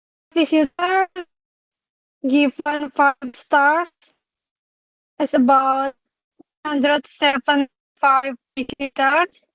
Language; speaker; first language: English; non-native, local second language; Indonesian